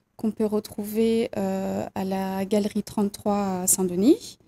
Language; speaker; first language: French; native; French